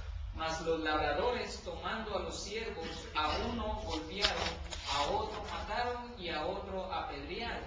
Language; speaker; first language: Spanish; native; Spanish